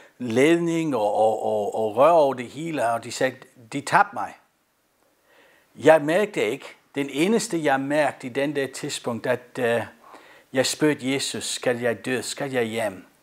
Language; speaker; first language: Danish; non-native, fluent; English